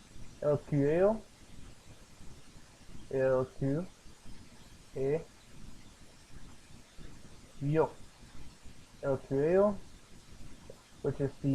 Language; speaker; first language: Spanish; non-native, learner; English